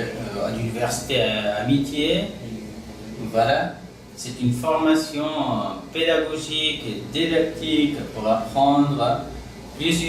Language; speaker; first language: French; non-native, fluent; Pashto